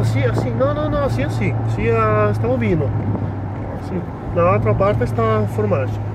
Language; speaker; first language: Portuguese; non-native, learner; Italian